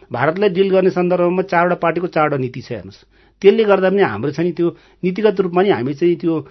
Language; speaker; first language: Nepali; non-native, local second language; Gurung